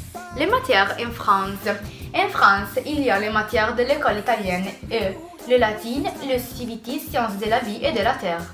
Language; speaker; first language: French; non-native, learner; Italian